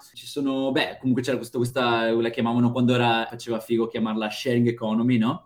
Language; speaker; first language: Italian; native; Italian